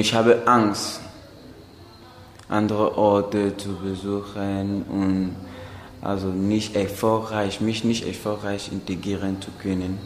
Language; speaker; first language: German; non-native, learner; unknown